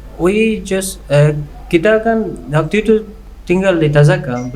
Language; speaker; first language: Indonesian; non-native, learner; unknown